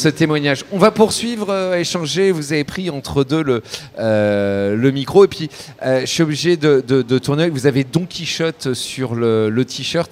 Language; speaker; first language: French; native; French